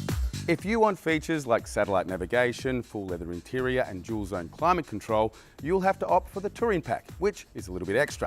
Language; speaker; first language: English; native; English